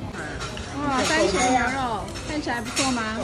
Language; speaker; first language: Chinese; early bilingual, heritage; Chinese